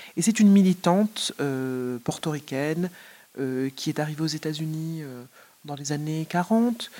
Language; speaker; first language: French; native; French